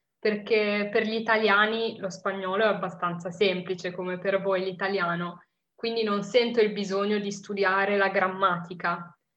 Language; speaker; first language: Italian; native; Italian